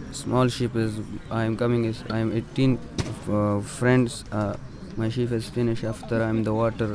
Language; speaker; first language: English; non-native, learner; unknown